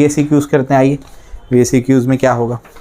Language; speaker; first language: Hindi; native; Hindi